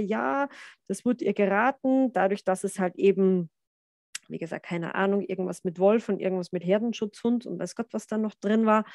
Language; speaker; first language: German; native; German